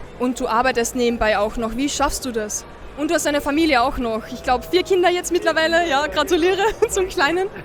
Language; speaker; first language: German; native; German